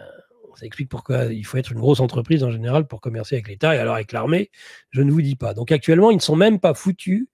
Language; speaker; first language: French; native; French